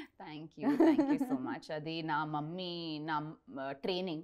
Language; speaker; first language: Telugu; non-native, learner; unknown